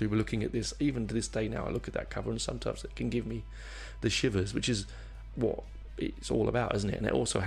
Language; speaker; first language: English; native; English